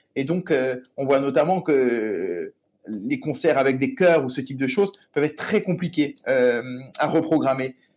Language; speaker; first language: French; native; French